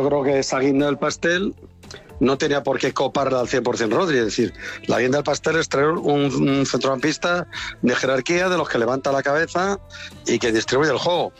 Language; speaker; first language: Spanish; native; Spanish